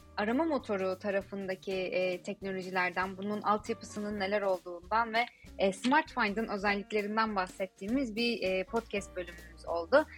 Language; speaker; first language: Turkish; native; Turkish